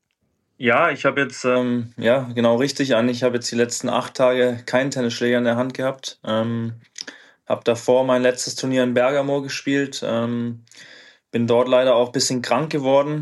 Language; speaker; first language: German; native; German